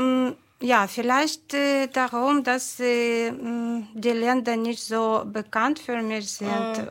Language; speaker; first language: German; non-native, fluent; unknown